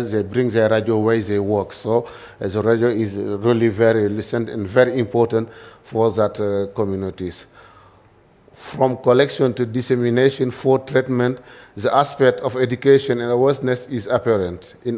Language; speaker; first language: English; non-native, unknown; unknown